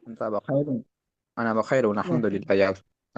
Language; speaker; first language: Arabic; non-native, learner; Urdu